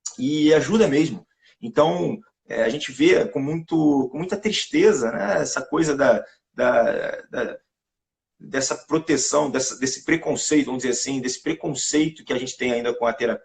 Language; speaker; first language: Portuguese; native; Portuguese